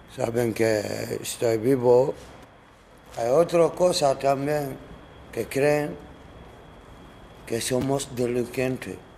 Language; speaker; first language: Spanish; non-native, learner; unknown